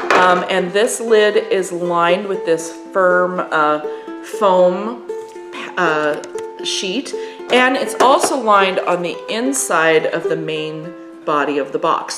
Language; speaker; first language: English; native; English